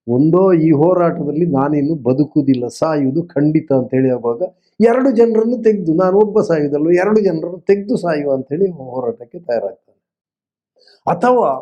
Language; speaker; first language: Kannada; non-native, local second language; Tulu